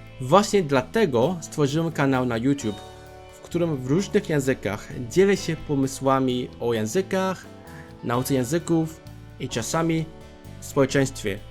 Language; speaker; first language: Polish; non-native, fluent; Cantonese